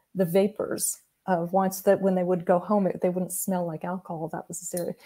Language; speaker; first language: English; native; English